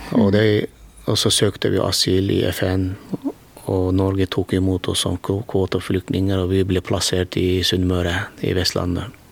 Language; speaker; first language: Norwegian; non-native, fluent; Turkmen